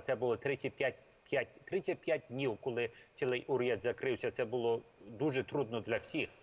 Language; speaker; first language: Ukrainian; early bilingual, heritage; English